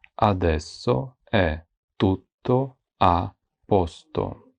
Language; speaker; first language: Italian; non-native, fluent; Ukrainian